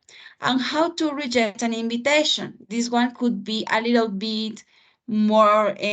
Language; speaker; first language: English; non-native, fluent; Spanish